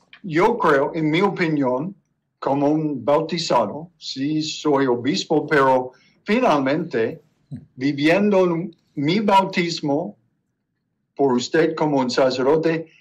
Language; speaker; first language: Spanish; non-native, learner; English